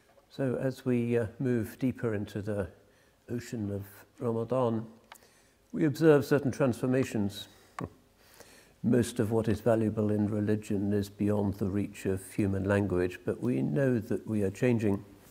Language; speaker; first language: English; native; English